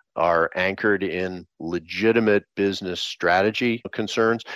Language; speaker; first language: English; native; English